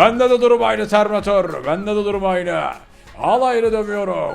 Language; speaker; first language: Turkish; native; Turkish